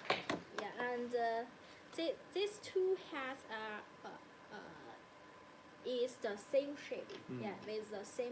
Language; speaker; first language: English; non-native, learner; Chinese